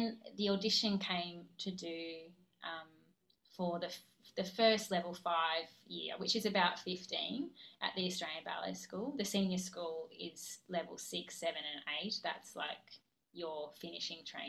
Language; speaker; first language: English; native; English